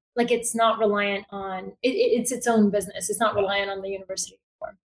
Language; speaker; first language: English; early bilingual, other home language; Bulgarian